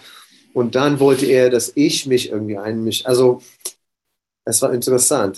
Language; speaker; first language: German; non-native, fluent; English